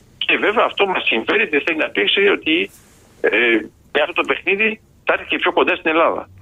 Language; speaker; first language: Greek; early bilingual, heritage; Greek